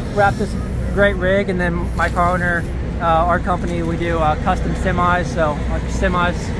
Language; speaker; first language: English; native; English